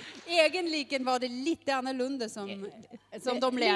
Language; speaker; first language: Swedish; non-native, learner; German